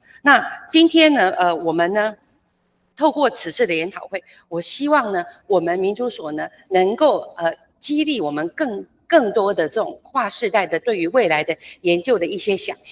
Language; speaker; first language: Chinese; native; Chinese